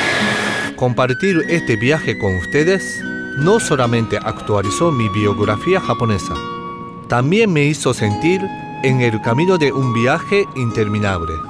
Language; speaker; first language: Spanish; non-native, fluent; Japanese